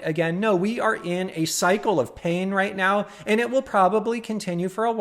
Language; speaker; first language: English; native; English